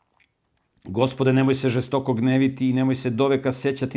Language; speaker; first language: Serbian; native; Serbian